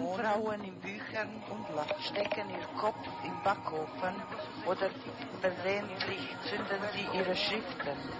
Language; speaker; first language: German; non-native, fluent; Croatian